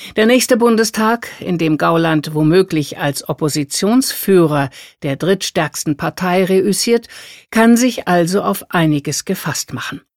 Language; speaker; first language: German; native; German